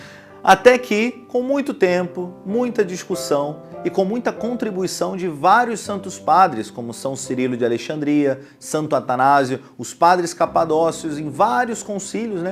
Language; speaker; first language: Portuguese; native; Portuguese